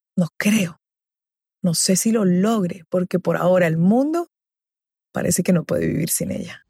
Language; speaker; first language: Spanish; native; Spanish